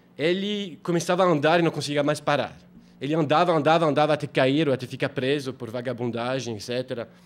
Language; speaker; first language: Portuguese; non-native, fluent; French